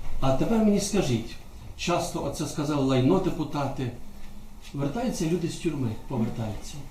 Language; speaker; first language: Ukrainian; native; Ukrainian